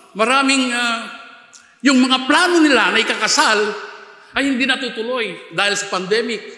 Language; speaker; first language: Filipino; non-native, local second language; Iloko